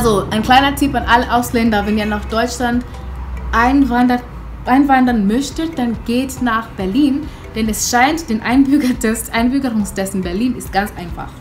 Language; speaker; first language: German; non-native, fluent; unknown